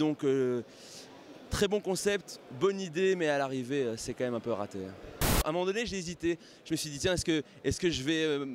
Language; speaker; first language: French; native; French